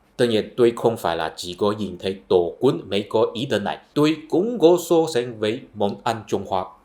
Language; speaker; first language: Vietnamese; non-native, fluent; Chinese